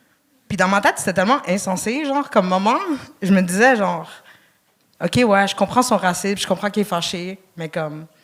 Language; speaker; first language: French; early bilingual, other home language; Arabic